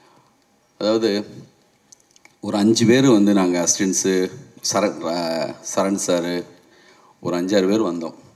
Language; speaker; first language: Tamil; native; Tamil